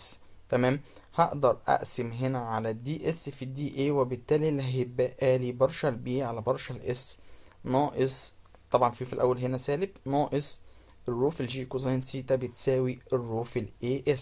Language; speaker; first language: Arabic; native; Arabic